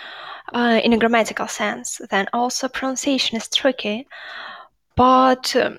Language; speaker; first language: English; non-native, fluent; Russian